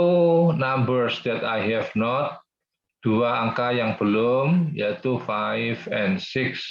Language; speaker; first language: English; non-native, fluent; Indonesian